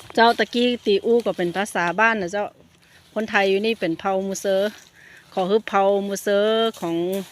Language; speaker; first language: Thai; non-native, local second language; Lahu